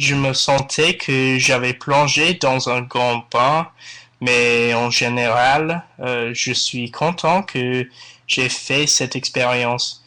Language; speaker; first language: French; non-native, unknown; English